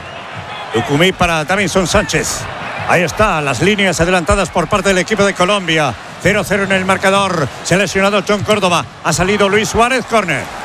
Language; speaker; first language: Spanish; native; Spanish